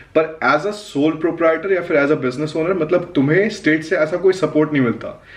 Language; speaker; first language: Hindi; native; Hindi